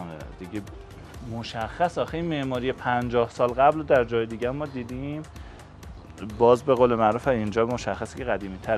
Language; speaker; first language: Persian; native; Persian